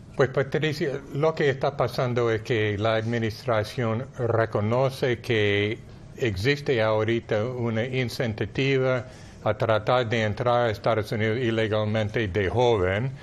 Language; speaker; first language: Spanish; non-native, fluent; English